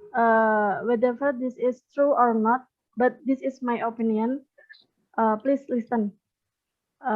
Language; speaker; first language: English; non-native, learner; Indonesian